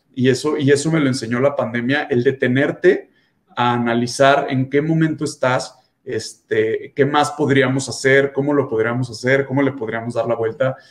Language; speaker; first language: Spanish; native; Spanish